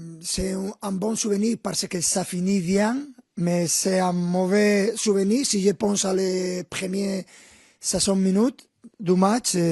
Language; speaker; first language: French; non-native, fluent; Spanish